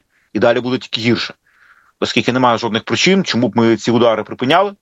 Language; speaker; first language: Ukrainian; native; Ukrainian